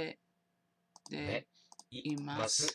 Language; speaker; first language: Japanese; non-native, learner; English